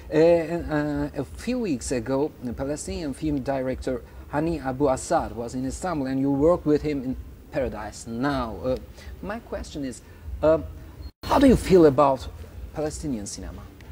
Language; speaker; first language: English; non-native, fluent; Turkish